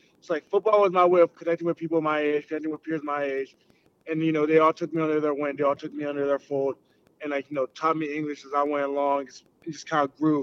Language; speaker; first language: English; early bilingual, other home language; Haitian Creole